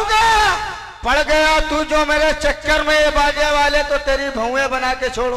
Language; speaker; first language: Urdu; native; Urdu